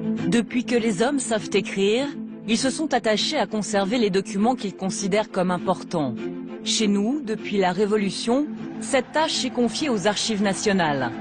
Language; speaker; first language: French; native; French